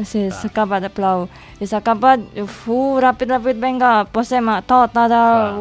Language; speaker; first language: Catalan; non-native, learner; Indonesian